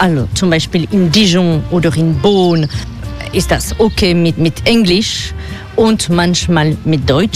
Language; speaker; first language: German; non-native, fluent; French